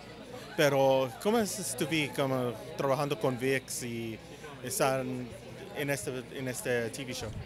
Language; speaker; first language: Spanish; early bilingual, heritage; English